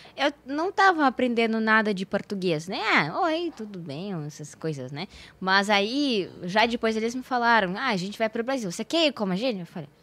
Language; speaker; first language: Portuguese; non-native, fluent; Russian